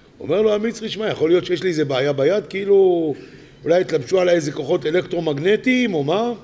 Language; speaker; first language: Hebrew; native; Hebrew